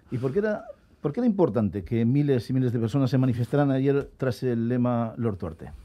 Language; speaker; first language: Spanish; native; Spanish